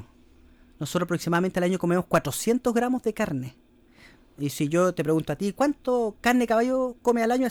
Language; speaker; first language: Spanish; native; Spanish